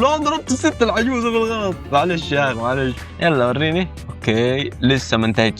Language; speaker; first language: Arabic; native; Arabic